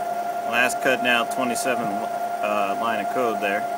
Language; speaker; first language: English; native; English